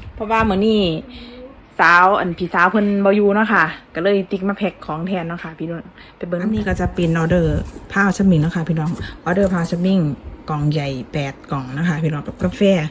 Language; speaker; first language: Thai; native; Thai